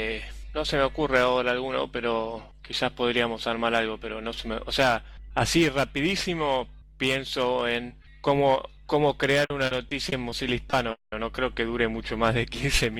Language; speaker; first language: Spanish; native; Spanish